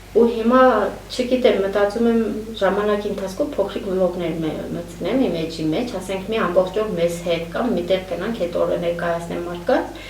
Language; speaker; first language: Armenian; native; Armenian